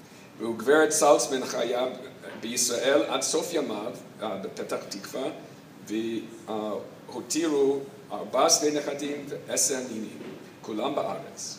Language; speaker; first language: Hebrew; non-native, fluent; English